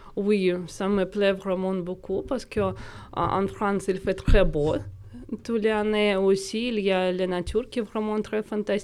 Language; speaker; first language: French; non-native, fluent; Russian